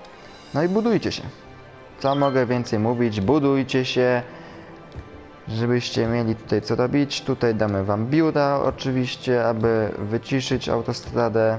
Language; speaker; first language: Polish; native; Polish